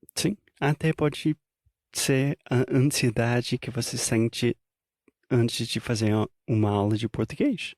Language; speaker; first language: Portuguese; non-native, fluent; English